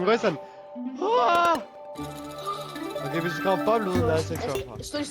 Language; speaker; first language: Danish; native; Danish